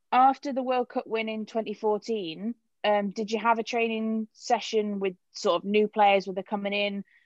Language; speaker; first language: English; native; English